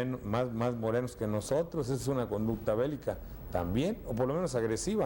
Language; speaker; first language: Spanish; native; Spanish